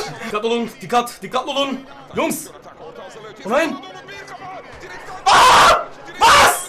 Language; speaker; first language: German; early bilingual, other home language; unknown